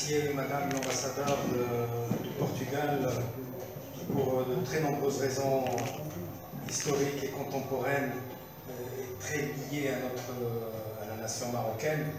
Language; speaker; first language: French; non-native, local second language; Arabic